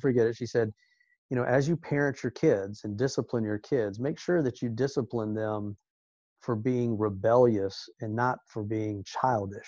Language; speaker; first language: English; native; English